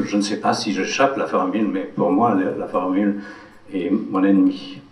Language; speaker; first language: French; non-native, fluent; English